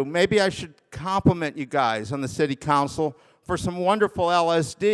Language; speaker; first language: English; native; English